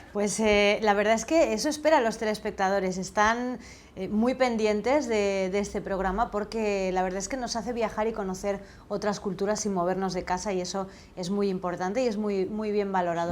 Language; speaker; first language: Spanish; native; Spanish